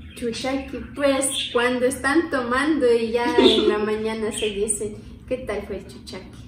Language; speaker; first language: Spanish; non-native, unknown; Ukrainian